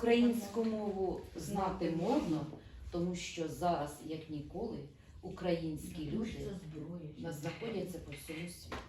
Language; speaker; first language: Ukrainian; non-native, local second language; Russian